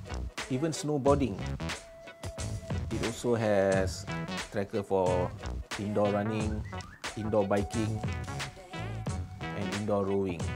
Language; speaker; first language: English; non-native, local second language; Malay